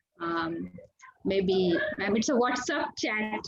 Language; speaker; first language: English; non-native, learner; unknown